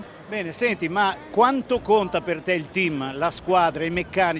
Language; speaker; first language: Italian; native; Italian